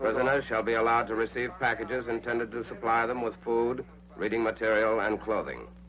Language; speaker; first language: English; native; English